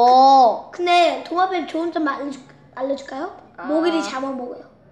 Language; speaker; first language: Korean; early bilingual, heritage; Korean